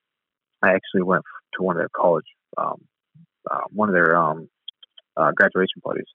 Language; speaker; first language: English; native; English